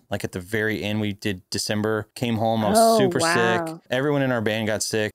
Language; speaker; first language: English; native; English